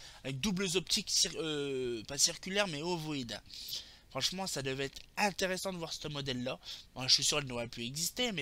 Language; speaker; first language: French; native; French